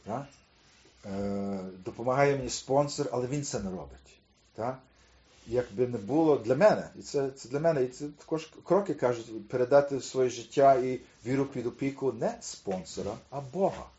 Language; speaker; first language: Ukrainian; early bilingual, heritage; Ukrainian